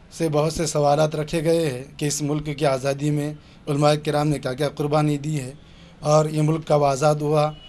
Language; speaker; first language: Urdu; native; Urdu